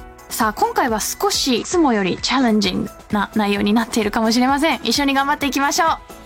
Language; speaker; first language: Japanese; native; Japanese